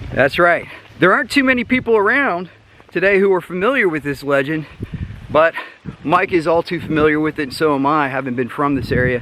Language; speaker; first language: English; native; English